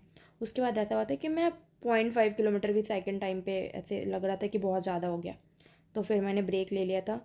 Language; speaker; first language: Hindi; native; Hindi